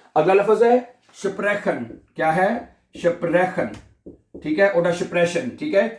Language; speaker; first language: Urdu; native; Urdu